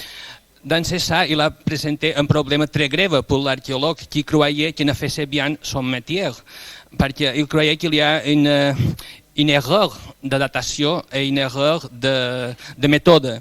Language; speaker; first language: French; non-native, fluent; Spanish